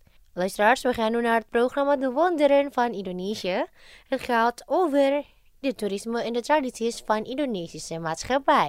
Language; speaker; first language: Dutch; non-native, fluent; Indonesian